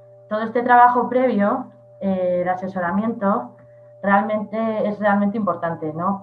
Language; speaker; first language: Spanish; native; Spanish